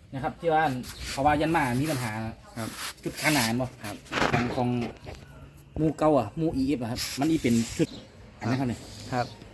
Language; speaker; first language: Thai; native; Thai